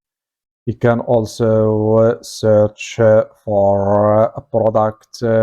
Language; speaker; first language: English; non-native, fluent; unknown